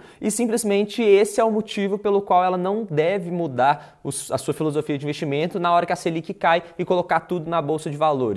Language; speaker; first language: Portuguese; native; Portuguese